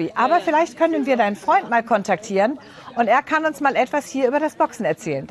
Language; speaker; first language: German; native; German